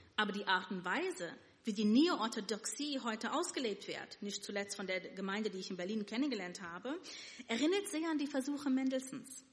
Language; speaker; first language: German; non-native, fluent; Yiddish